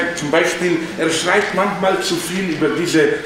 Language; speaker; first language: German; non-native, fluent; Slovenian